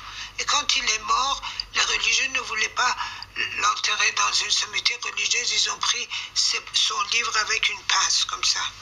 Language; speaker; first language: French; non-native, fluent; Persian